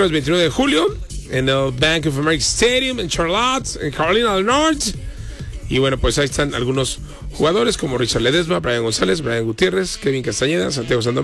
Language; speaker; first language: Spanish; native; Spanish